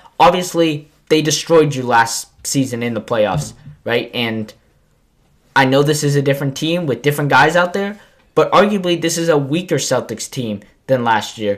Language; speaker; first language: English; native; English